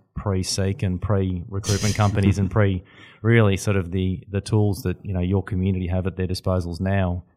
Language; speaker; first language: English; native; English